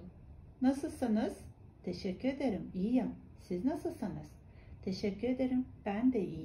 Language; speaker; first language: Turkish; non-native, fluent; Kazakh